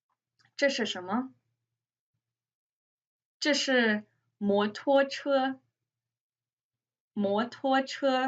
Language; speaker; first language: Chinese; non-native, fluent; English